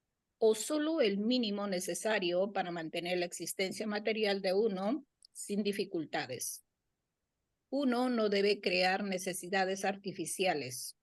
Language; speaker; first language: Spanish; native; Spanish